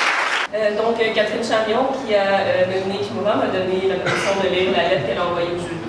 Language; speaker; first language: French; native; French